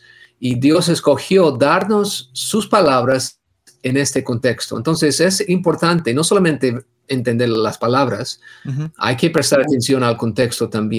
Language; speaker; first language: Spanish; non-native, fluent; English